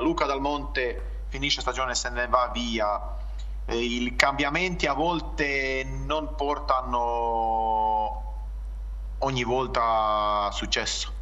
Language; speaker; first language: Italian; non-native, fluent; Croatian